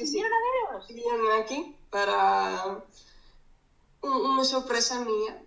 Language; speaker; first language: Spanish; non-native, learner; Dutch